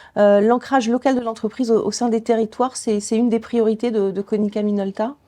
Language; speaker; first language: French; native; French